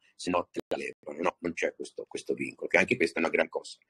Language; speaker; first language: Italian; native; Italian